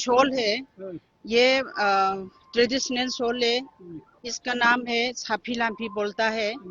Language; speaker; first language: Hindi; non-native, local second language; Manipuri